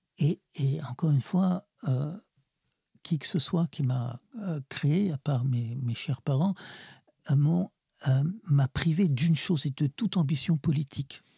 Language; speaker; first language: French; early bilingual, other home language; Russian